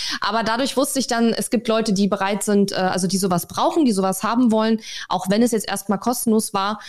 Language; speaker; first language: German; native; German